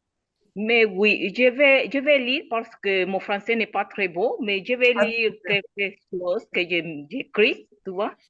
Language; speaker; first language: French; non-native, learner; Spanish